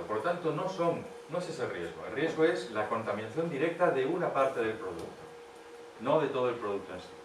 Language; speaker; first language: Spanish; native; Spanish